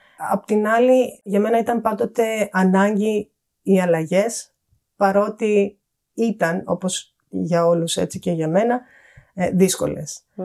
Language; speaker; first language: Greek; native; Greek